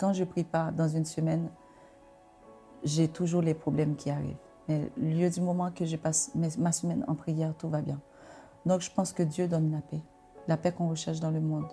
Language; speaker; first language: French; non-native, local second language; Haitian Creole